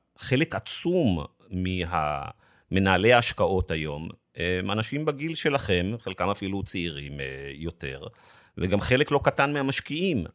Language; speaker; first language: Hebrew; native; Hebrew